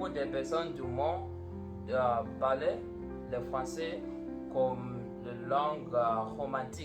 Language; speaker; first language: French; non-native, learner; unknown